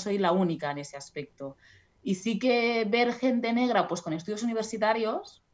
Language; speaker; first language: Spanish; non-native, local second language; Catalan